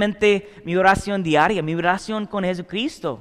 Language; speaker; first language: Spanish; non-native, learner; English